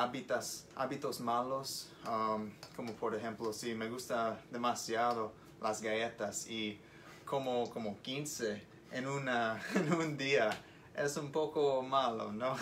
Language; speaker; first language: Spanish; non-native, learner; English